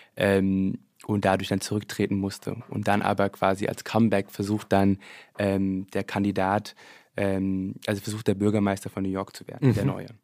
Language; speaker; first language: German; early bilingual, other home language; English